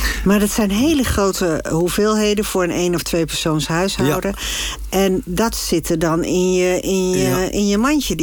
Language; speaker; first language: Dutch; native; Dutch